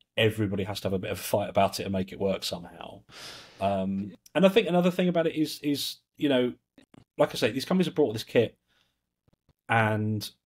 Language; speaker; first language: English; native; English